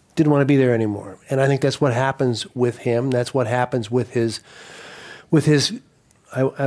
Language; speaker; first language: English; native; English